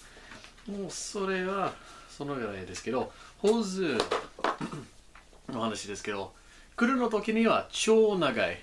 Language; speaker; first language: Japanese; non-native, learner; English